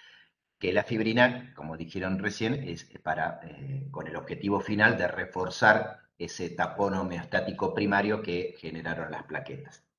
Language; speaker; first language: Spanish; native; Spanish